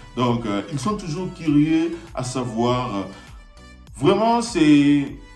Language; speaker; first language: French; non-native, local second language; Lingala